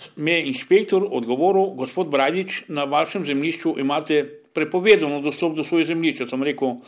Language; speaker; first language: Slovenian; non-native, local second language; Romany